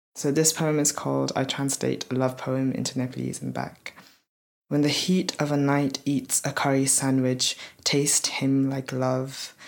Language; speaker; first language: English; native; English